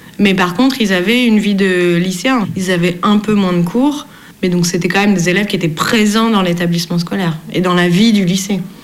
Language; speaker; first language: French; native; French